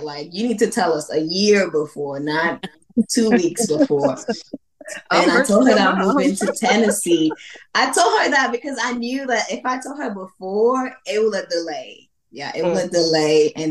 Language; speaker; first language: English; non-native, fluent; Haitian Creole